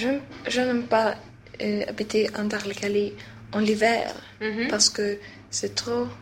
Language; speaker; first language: French; non-native, learner; Swedish